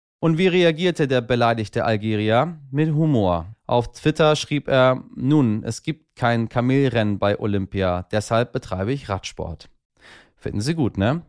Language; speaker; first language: German; early bilingual, other home language; Persian